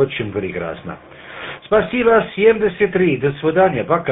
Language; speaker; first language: Russian; non-native, learner; German